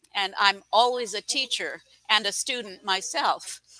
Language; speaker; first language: English; native; English